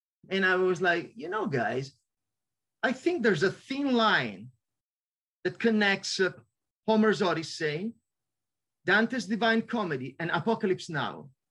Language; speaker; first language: English; non-native, fluent; Italian